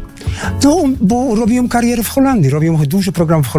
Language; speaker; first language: Polish; non-native, learner; Dutch